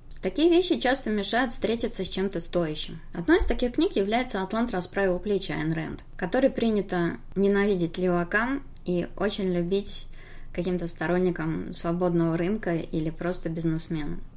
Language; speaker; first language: Russian; native; Russian